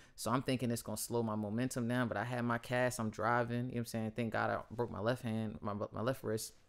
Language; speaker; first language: English; native; English